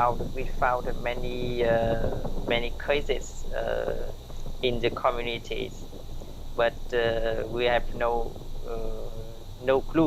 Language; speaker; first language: English; non-native, learner; Vietnamese